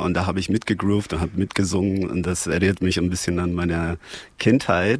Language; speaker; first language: German; non-native, fluent; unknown